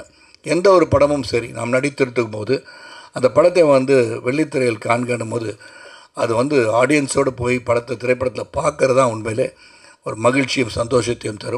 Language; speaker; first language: Tamil; native; Tamil